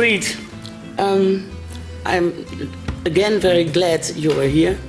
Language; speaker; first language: English; non-native, fluent; Dutch